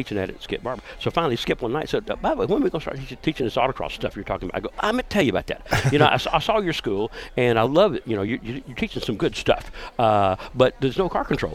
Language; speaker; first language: English; native; English